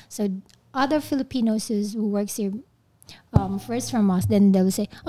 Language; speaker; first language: English; non-native, local second language; Filipino